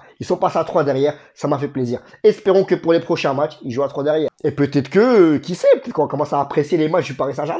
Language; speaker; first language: French; native; French